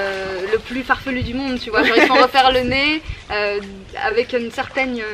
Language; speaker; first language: French; native; French